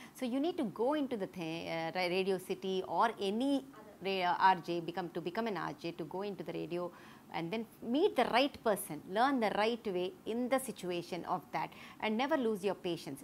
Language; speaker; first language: English; non-native, local second language; Telugu